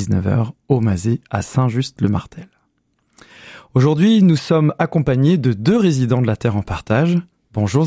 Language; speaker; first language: French; native; French